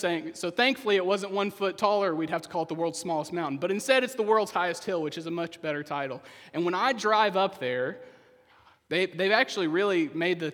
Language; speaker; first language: English; native; English